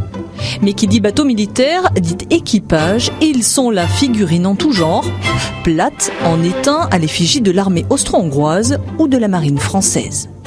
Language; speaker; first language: French; native; French